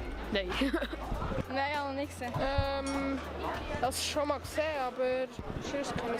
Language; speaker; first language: German; non-native, learner; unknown